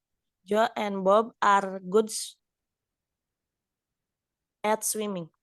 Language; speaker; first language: English; non-native, learner; Indonesian